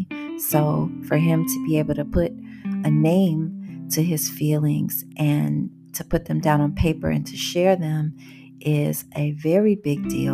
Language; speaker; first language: English; native; English